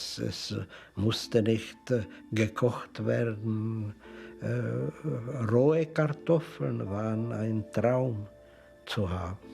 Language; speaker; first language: German; non-native, fluent; Czech